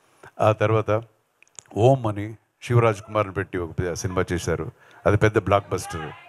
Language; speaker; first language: Telugu; non-native, local second language; Kannada